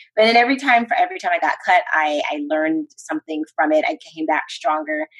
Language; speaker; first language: English; early bilingual, other home language; Spanish